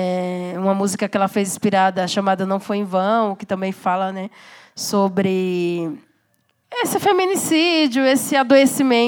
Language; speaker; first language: Portuguese; native; Portuguese